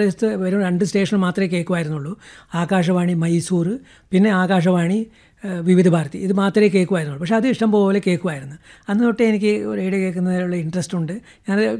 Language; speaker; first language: Malayalam; non-native, local second language; Kannada